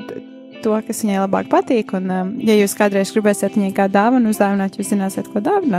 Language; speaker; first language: Latvian; native; Latvian